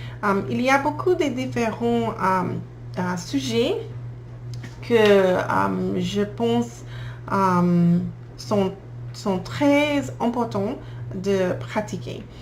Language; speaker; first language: French; non-native, learner; English